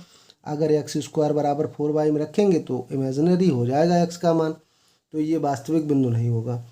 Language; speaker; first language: Hindi; native; Hindi